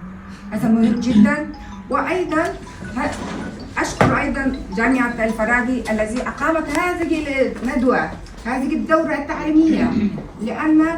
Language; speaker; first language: Arabic; non-native, fluent; Kazakh